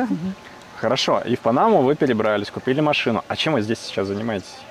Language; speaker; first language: Russian; native; Russian